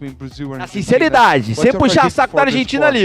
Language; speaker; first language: Portuguese; native; Portuguese